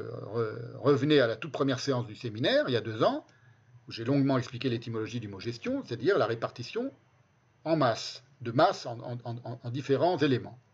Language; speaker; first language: French; native; French